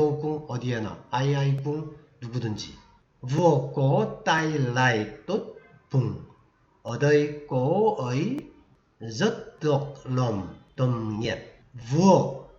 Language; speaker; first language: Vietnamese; non-native, fluent; Korean